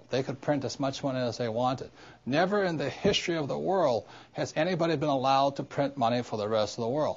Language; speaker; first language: English; native; English